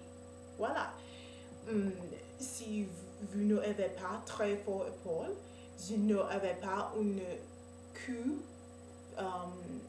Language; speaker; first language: French; non-native, learner; English